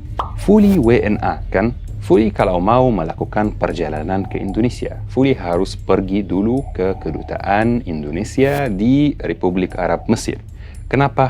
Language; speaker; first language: Indonesian; non-native, fluent; Arabic